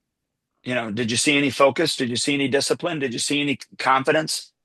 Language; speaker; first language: English; native; English